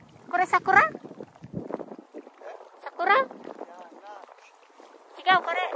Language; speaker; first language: Japanese; non-native, learner; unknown